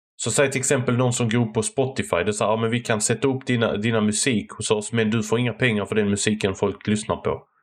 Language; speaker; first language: Swedish; early bilingual, other home language; Arabic